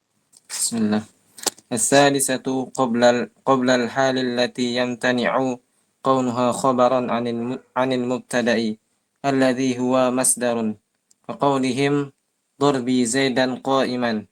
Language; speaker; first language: Arabic; non-native, learner; Indonesian